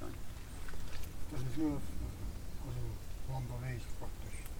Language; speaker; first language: German; native; German